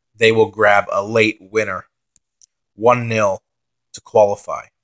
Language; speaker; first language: English; native; English